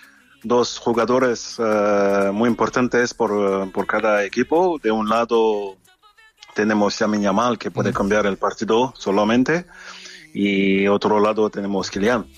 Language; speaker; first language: Spanish; non-native, fluent; French